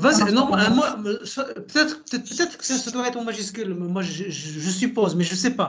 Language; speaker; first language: French; native; French